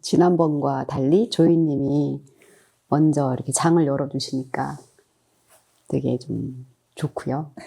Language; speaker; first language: Korean; native; Korean